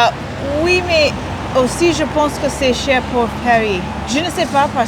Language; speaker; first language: French; non-native, learner; English